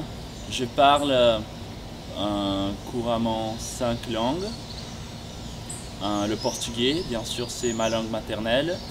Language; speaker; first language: French; non-native, fluent; Portuguese